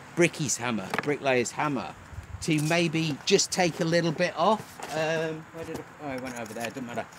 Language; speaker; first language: English; native; English